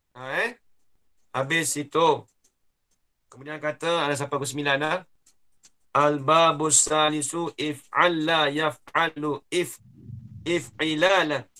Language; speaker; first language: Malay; native; Malay